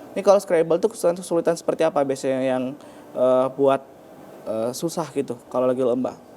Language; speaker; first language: Indonesian; native; Indonesian